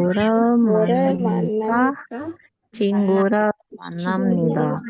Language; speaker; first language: Korean; non-native, learner; Indonesian